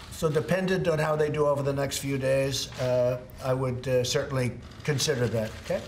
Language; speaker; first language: English; native; English